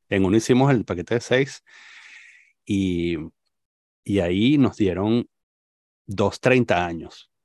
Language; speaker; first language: Spanish; native; Spanish